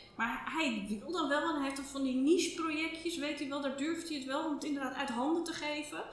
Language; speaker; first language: Dutch; native; Dutch